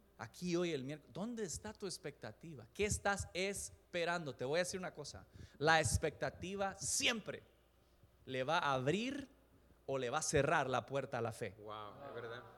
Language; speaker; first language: Spanish; native; Spanish